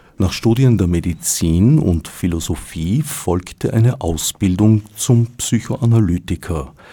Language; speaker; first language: German; native; German